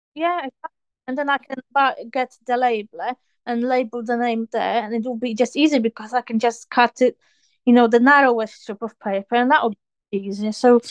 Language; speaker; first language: English; non-native, fluent; Polish